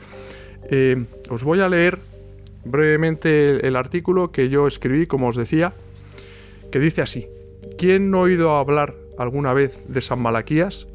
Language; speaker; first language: Spanish; native; Spanish